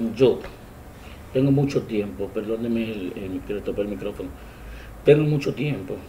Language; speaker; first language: Spanish; native; Spanish